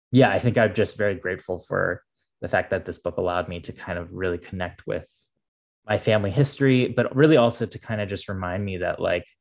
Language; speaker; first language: English; native; English